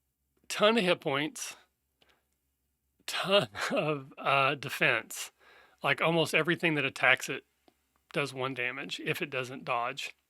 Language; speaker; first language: English; native; English